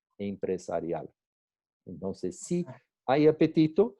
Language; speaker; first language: Spanish; non-native, fluent; Portuguese